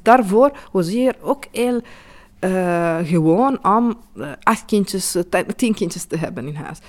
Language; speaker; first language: Dutch; non-native, fluent; Italian